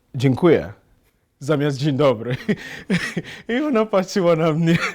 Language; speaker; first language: Polish; non-native, fluent; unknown